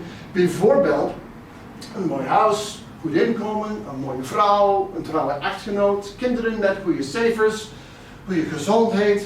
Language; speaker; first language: Dutch; non-native, fluent; English